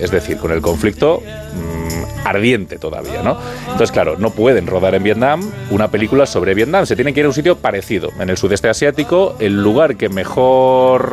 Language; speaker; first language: Spanish; native; Spanish